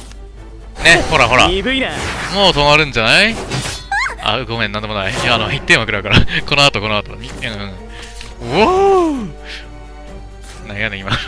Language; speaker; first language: Japanese; native; Japanese